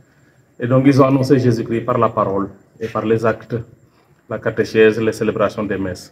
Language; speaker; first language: French; non-native, local second language; Serer